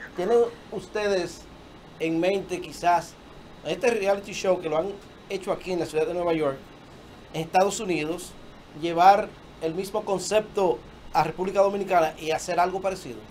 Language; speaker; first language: Spanish; early bilingual, heritage; Spanish